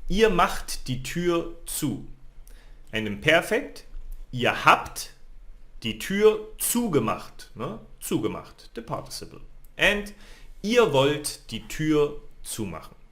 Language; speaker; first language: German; non-native, fluent; Spanish